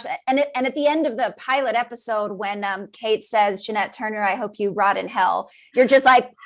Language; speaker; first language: English; native; English